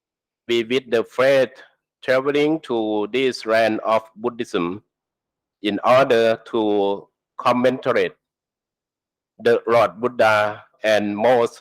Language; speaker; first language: English; non-native, learner; Thai